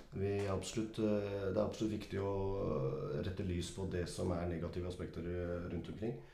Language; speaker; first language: Norwegian; early bilingual, other home language; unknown